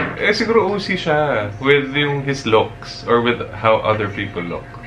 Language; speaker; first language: English; non-native, local second language; Filipino